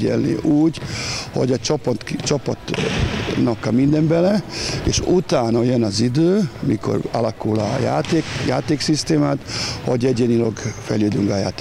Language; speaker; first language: Hungarian; non-native, fluent; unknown